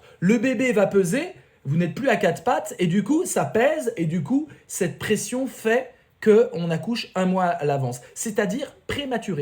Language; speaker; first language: French; native; French